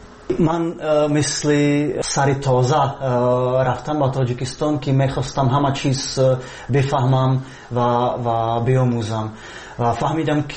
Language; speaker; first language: Persian; non-native, fluent; Czech